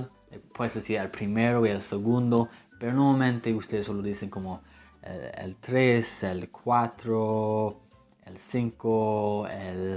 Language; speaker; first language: Spanish; non-native, fluent; English